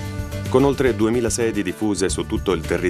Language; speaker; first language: Italian; native; Italian